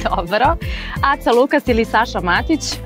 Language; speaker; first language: Serbian; native; Serbian